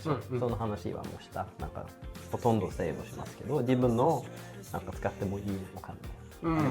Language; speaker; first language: Japanese; non-native, fluent; Swedish